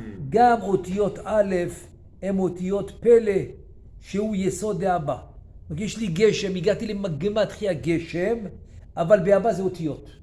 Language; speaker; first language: Hebrew; non-native, fluent; French